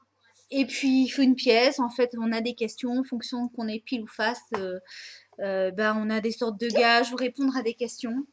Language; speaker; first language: French; native; French